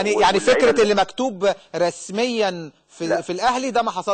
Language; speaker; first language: Arabic; native; Arabic